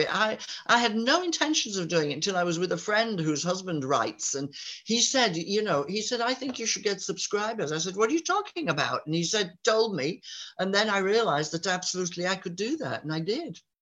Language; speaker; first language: English; native; English